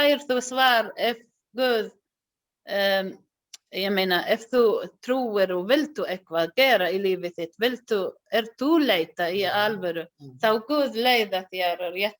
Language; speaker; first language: Icelandic; non-native, learner; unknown